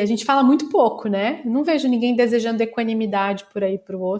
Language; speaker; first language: Portuguese; native; Portuguese